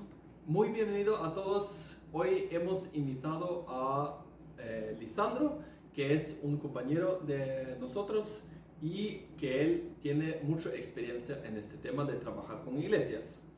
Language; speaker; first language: Spanish; non-native, fluent; Norwegian